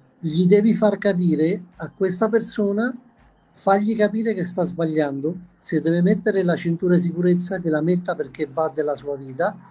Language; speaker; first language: Italian; native; Italian